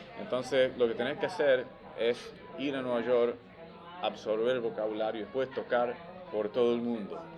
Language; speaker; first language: Spanish; early bilingual, other home language; English